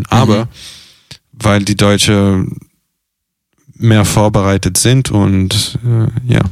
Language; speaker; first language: German; non-native, fluent; Italian